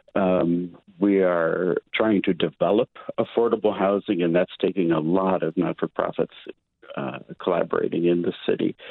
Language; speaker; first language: English; native; English